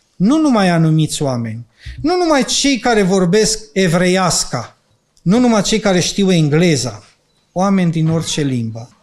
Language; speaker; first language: Romanian; non-native, local second language; Ukrainian